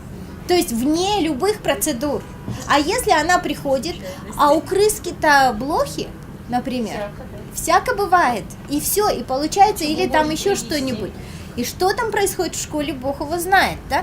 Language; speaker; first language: Russian; native; Russian